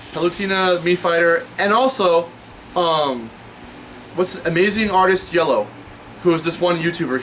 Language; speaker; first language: English; native; English